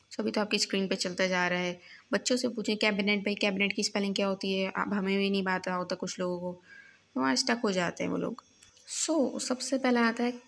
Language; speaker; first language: Urdu; native; Urdu